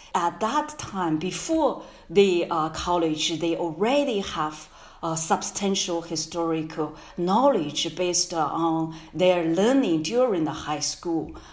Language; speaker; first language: English; non-native, fluent; Chinese